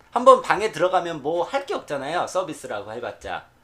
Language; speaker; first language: Korean; native; Korean